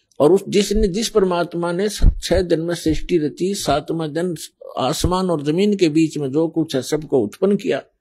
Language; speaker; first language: Hindi; native; Hindi